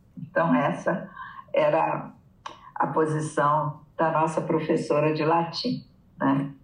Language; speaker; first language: Portuguese; native; Portuguese